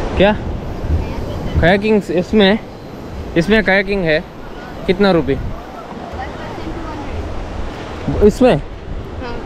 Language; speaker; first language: Hindi; non-native, local second language; Kannada